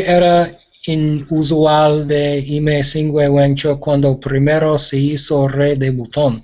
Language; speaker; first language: Spanish; non-native, learner; English